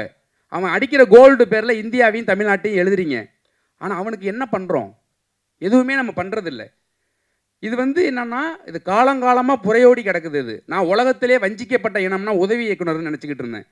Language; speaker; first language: Tamil; native; Tamil